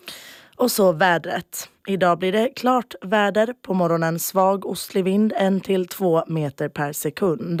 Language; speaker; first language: Swedish; native; Swedish